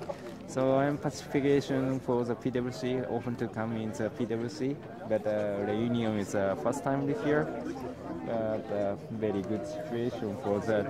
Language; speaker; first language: English; non-native, learner; Japanese